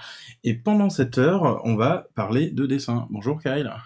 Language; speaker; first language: French; native; French